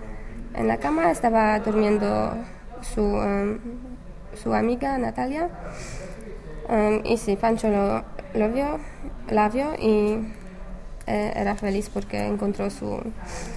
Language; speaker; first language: Spanish; non-native, fluent; English